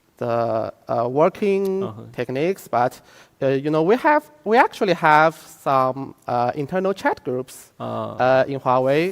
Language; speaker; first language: English; non-native, fluent; Chinese